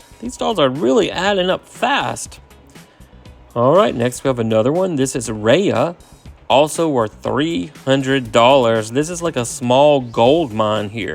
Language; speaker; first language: English; native; English